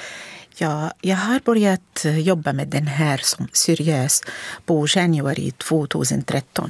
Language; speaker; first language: Swedish; non-native, fluent; Arabic